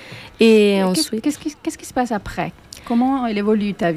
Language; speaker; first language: French; native; French